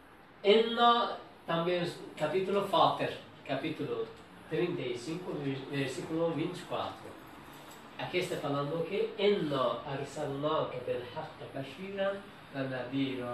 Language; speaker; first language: Portuguese; non-native, learner; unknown